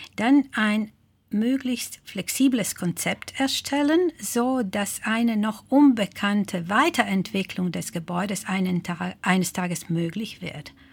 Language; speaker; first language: German; non-native, fluent; Croatian